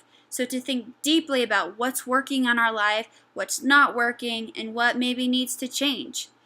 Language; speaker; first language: English; native; English